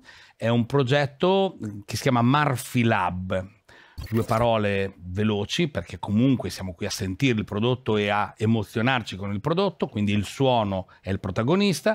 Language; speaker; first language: Italian; native; Italian